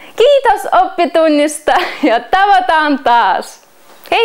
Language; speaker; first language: Finnish; non-native, fluent; Russian